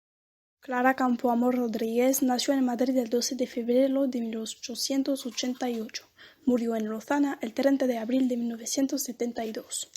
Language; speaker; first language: Spanish; non-native, learner; French